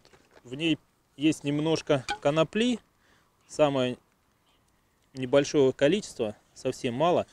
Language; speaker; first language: Russian; native; Russian